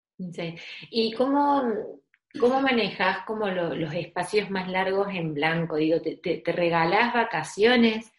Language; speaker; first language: Spanish; native; Spanish